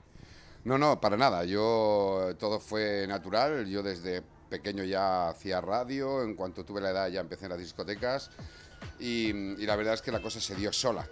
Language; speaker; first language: Spanish; native; Spanish